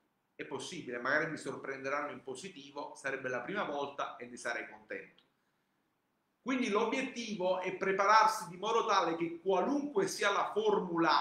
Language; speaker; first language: Italian; native; Italian